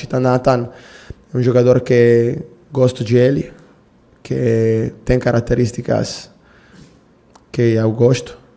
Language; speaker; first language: Portuguese; non-native, fluent; Italian